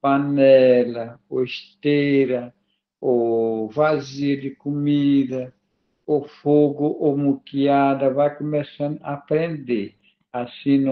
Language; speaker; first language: Portuguese; non-native, local second language; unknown